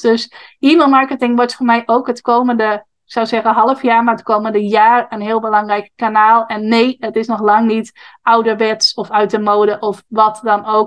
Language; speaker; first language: Dutch; native; Dutch